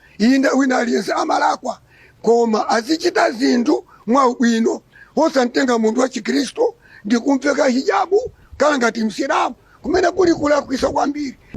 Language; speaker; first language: Nyanja; non-native, local second language; Yao